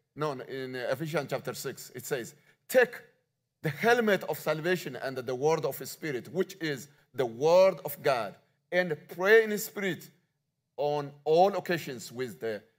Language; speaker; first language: English; non-native, learner; Amharic